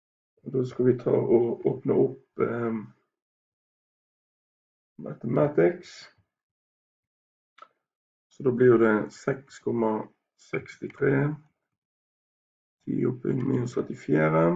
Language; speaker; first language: Norwegian; native; Norwegian